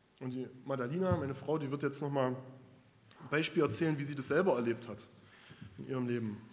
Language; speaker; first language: German; native; German